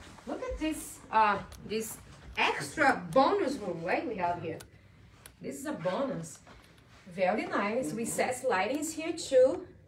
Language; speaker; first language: English; non-native, fluent; Portuguese